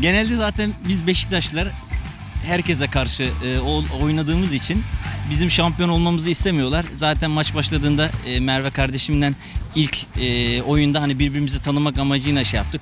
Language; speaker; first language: Turkish; native; Turkish